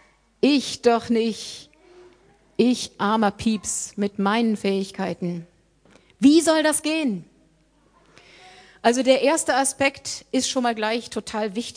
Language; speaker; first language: German; native; German